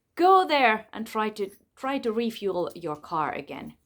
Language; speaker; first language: English; non-native, fluent; Finnish